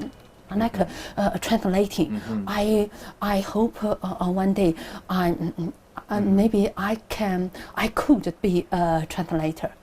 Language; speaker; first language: English; non-native, learner; Chinese